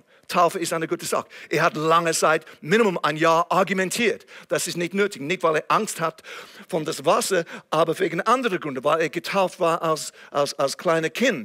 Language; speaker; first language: German; non-native, fluent; English